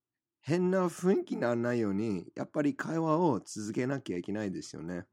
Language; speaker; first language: Japanese; non-native, fluent; English